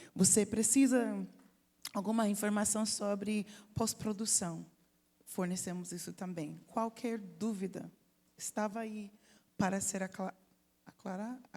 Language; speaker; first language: Portuguese; non-native, fluent; English